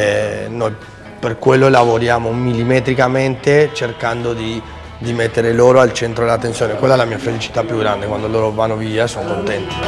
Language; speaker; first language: Italian; non-native, fluent; Spanish